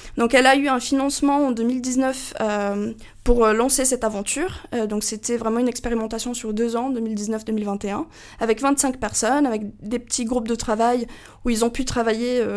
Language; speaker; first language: French; non-native, fluent; Portuguese